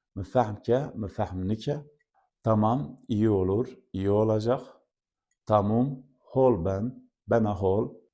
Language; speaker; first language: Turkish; non-native, local second language; Zaza